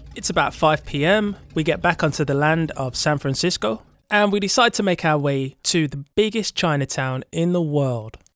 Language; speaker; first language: English; native; English